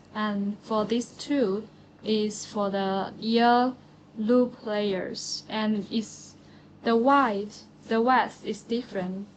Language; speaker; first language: English; non-native, learner; Chinese